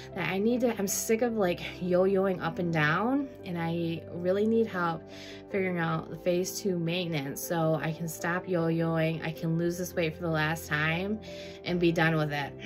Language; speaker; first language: English; native; English